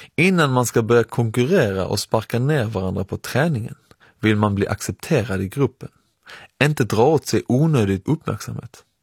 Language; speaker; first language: Swedish; early bilingual, other home language; Persian